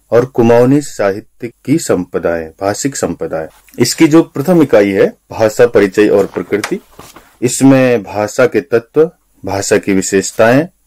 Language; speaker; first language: Hindi; non-native, local second language; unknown